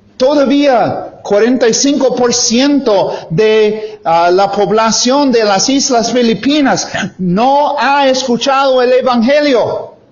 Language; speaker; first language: Spanish; non-native, fluent; English